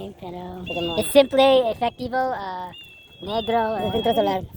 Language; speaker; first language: Spanish; non-native, learner; English